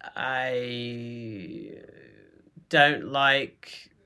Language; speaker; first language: English; native; English